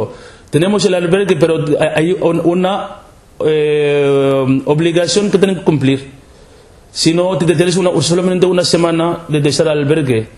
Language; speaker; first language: Spanish; non-native, local second language; Wolof